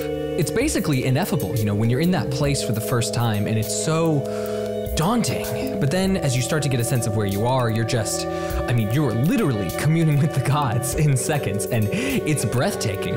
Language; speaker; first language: English; native; English